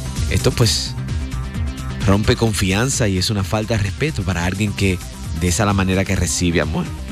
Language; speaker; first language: Spanish; native; Spanish